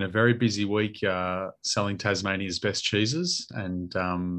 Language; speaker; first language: English; native; English